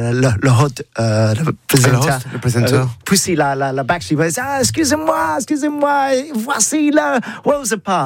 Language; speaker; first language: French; non-native, learner; English